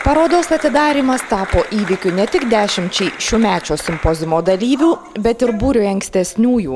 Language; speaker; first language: Lithuanian; native; Lithuanian